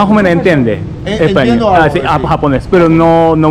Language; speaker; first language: Spanish; non-native, learner; Japanese